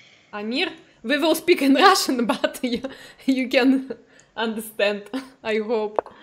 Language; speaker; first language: English; non-native, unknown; Russian